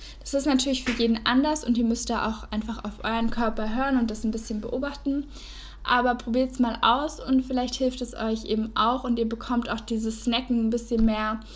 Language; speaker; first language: German; native; German